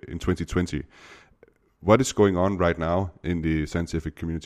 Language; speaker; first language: English; non-native, fluent; Danish